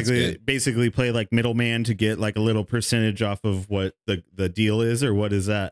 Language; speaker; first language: English; native; English